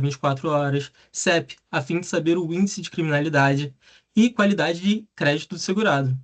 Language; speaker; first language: Portuguese; native; Portuguese